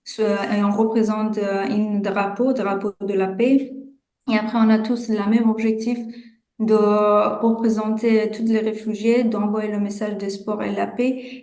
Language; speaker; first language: French; non-native, fluent; Persian